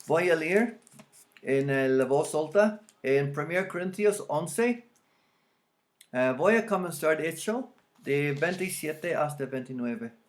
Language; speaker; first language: Spanish; non-native, fluent; English